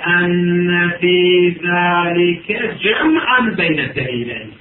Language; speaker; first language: Arabic; native; Arabic